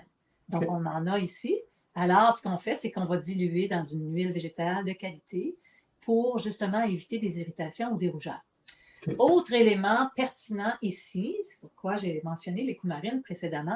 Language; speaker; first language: French; native; French